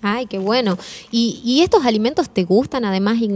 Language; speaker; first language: Spanish; native; Spanish